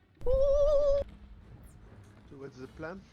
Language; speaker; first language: English; non-native, fluent; Dutch